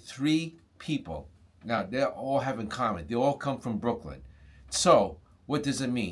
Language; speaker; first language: English; non-native, fluent; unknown